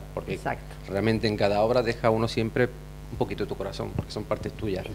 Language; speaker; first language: Spanish; native; Spanish